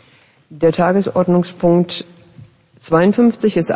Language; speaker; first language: German; native; German